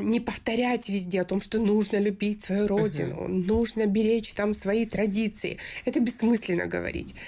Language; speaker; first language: Russian; native; Russian